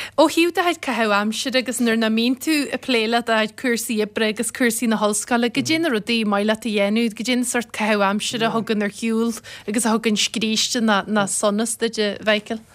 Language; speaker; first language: Irish; native; Irish